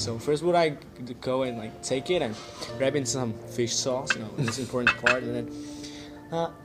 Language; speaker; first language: English; non-native, fluent; Vietnamese